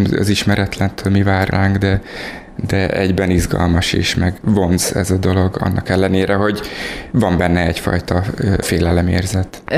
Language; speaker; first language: Hungarian; early bilingual, heritage; Hungarian